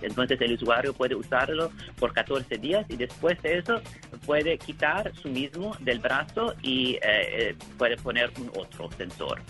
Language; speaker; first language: Spanish; non-native, learner; English